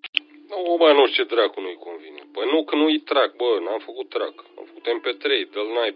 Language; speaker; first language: Romanian; native; Romanian